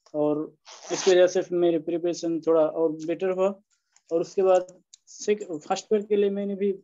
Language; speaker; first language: Hindi; non-native, local second language; Bangla